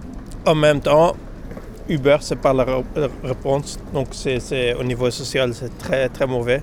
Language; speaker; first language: French; non-native, local second language; Dutch